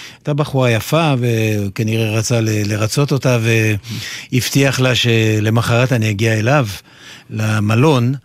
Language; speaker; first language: Hebrew; non-native, fluent; French